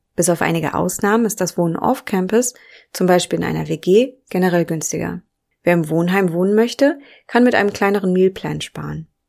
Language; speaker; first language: German; native; German